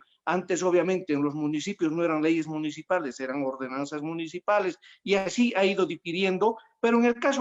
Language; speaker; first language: Spanish; native; Spanish